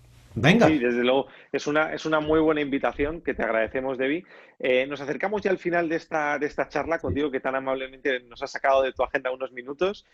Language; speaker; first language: Spanish; native; Spanish